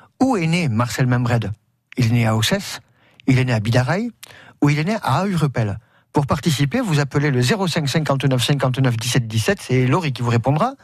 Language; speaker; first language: French; native; French